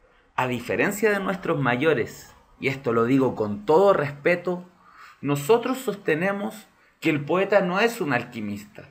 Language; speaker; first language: Spanish; native; Spanish